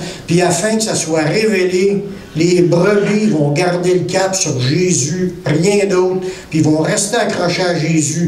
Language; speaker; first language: French; native; French